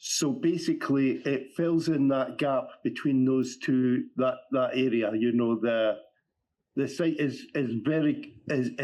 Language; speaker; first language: English; native; English